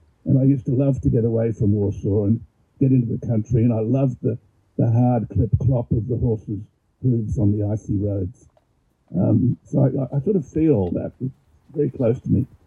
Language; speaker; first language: English; native; English